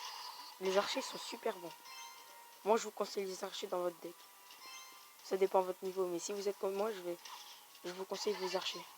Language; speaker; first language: French; native; French